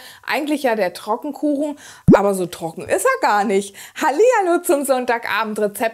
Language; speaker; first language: German; native; German